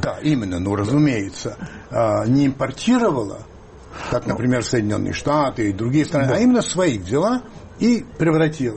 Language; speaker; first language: Russian; non-native, fluent; French